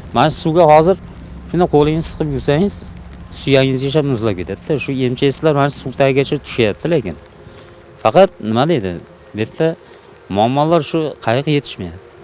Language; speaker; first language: Uzbek; native; Uzbek